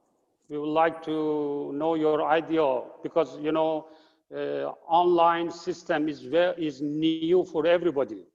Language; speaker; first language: English; non-native, fluent; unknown